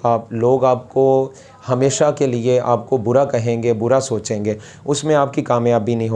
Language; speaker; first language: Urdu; non-native, local second language; Punjabi